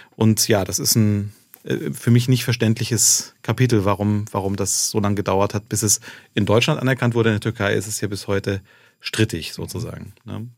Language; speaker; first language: German; native; German